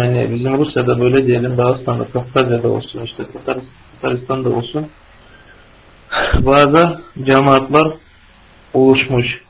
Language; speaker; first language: Turkish; non-native, fluent; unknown